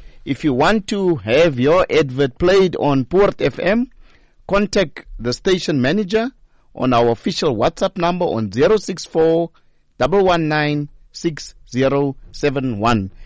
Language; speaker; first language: English; non-native, local second language; Afrikaans